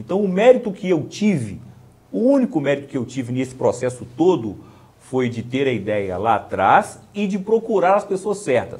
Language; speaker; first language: Portuguese; native; Portuguese